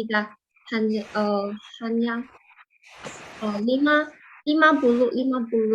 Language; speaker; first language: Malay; non-native, fluent; Chinese